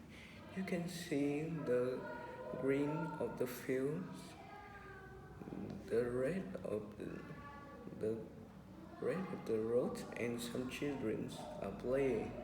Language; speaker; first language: English; non-native, learner; Vietnamese